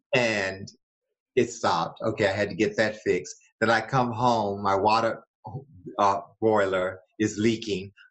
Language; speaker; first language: English; native; English